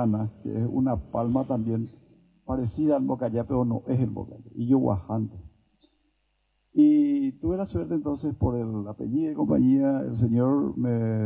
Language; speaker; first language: Spanish; native; Spanish